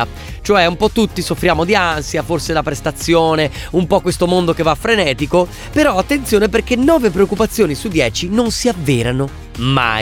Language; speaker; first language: Italian; native; Italian